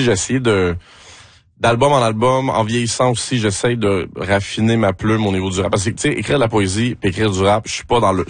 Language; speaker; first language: French; native; French